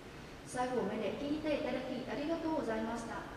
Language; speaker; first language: Japanese; non-native, fluent; Vietnamese